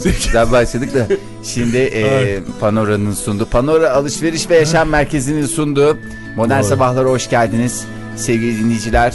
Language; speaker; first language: Turkish; native; Turkish